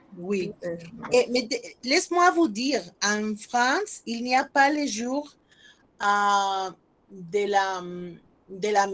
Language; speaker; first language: French; non-native, fluent; Spanish